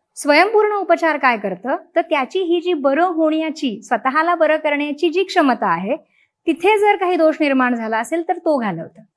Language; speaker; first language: Marathi; native; Marathi